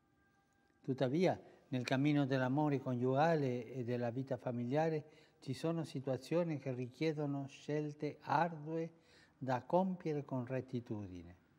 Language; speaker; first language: Italian; non-native, fluent; Spanish